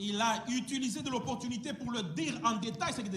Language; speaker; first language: French; non-native, fluent; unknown